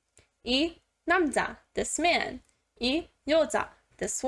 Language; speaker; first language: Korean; non-native, learner; English